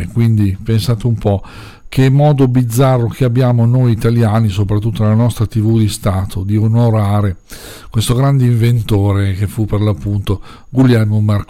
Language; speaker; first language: Italian; native; Italian